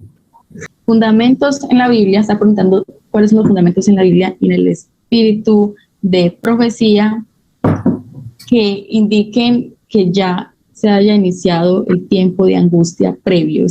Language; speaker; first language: Spanish; native; Spanish